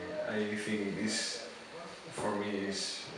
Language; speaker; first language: English; non-native, learner; Spanish